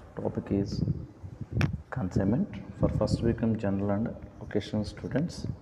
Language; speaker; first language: English; non-native, local second language; Telugu